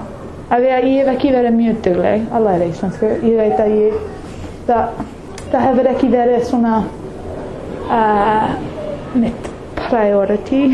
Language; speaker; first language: Icelandic; non-native, learner; English